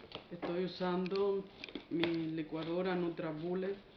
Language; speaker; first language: Spanish; native; Spanish